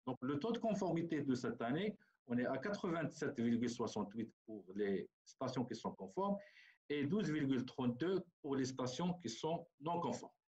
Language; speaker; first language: French; non-native, local second language; Arabic